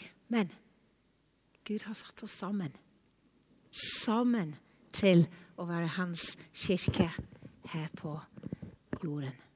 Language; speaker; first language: Norwegian; non-native, fluent; English